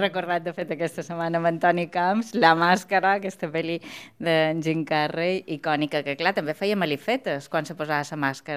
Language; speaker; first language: Catalan; native; Catalan